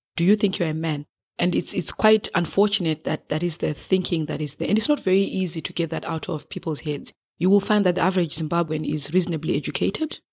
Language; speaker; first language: English; non-native, local second language; Shona